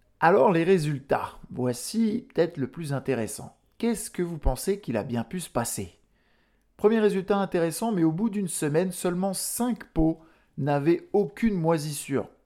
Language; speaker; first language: French; native; French